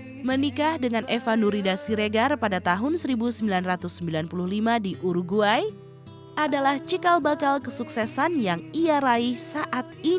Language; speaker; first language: Indonesian; native; Indonesian